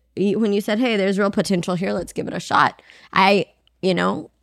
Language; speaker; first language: English; non-native, fluent; Amharic